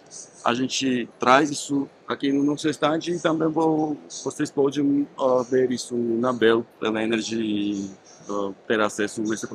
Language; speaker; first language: Portuguese; non-native, fluent; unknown